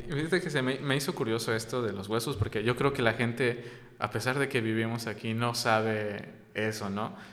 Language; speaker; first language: Spanish; native; Spanish